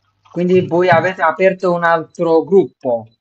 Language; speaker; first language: Italian; non-native, fluent; Bangla